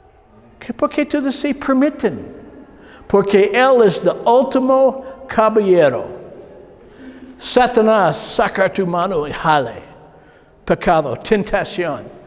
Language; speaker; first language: Spanish; non-native, learner; English